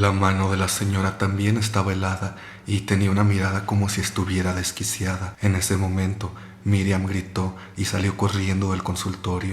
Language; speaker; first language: Spanish; native; Spanish